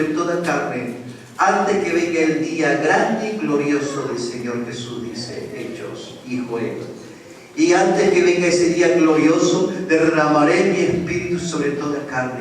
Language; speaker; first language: Spanish; native; Spanish